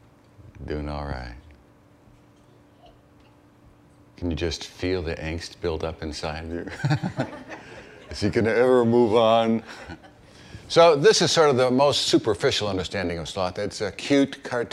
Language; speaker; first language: English; native; English